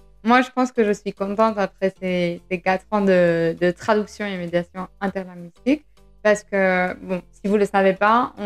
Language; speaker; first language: French; non-native, fluent; Spanish